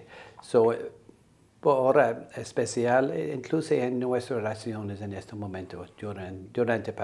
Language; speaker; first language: Spanish; non-native, learner; English